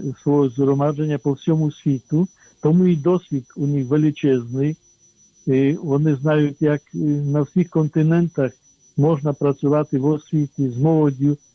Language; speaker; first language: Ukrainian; non-native, fluent; Polish